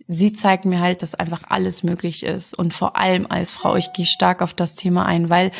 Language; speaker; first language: German; early bilingual, other home language; Arabic